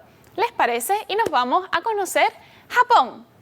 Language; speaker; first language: Spanish; native; Spanish